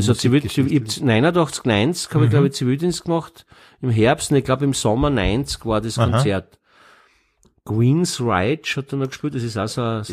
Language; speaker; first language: German; native; German